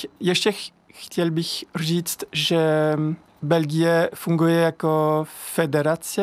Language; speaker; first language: Czech; non-native, learner; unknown